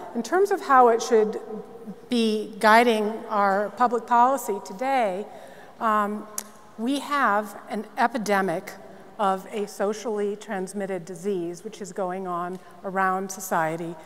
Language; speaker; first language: English; native; English